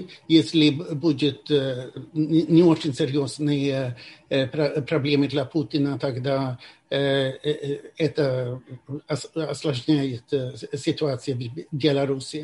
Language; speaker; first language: Russian; non-native, fluent; Swedish